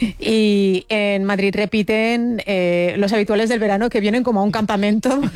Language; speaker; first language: Spanish; native; Spanish